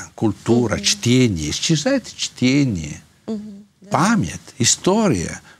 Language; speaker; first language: Russian; non-native, fluent; Italian